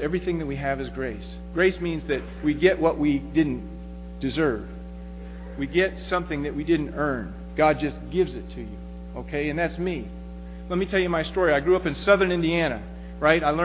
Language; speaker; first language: English; native; English